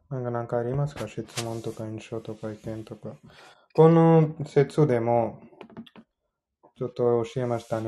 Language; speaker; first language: Japanese; non-native, learner; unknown